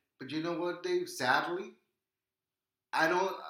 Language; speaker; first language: English; native; English